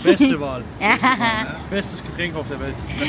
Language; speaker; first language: German; native; German